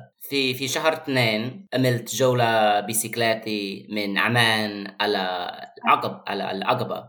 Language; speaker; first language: Arabic; non-native, fluent; English